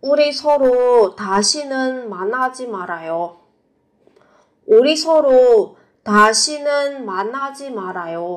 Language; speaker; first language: Korean; non-native, fluent; Vietnamese